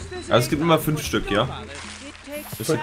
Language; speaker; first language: German; native; German